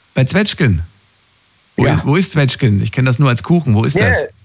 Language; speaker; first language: German; native; German